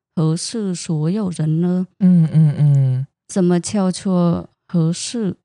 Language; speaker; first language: Chinese; non-native, fluent; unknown